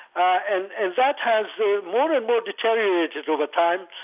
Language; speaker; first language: English; non-native, fluent; Persian